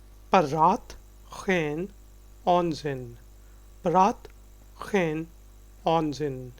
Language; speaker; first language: Dutch; non-native, learner; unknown